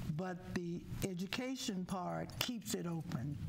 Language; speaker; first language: English; native; English